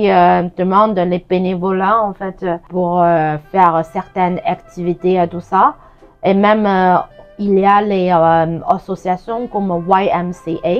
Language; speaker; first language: French; non-native, fluent; Chinese